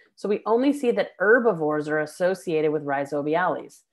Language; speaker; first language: English; native; English